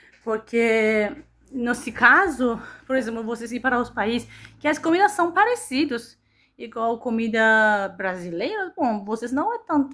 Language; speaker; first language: Portuguese; non-native, fluent; Persian